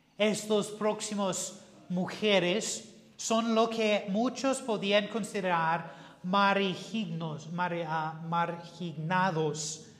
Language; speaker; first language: Spanish; non-native, fluent; English